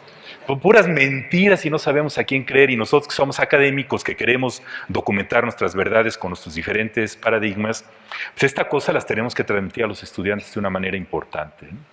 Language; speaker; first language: Spanish; native; Spanish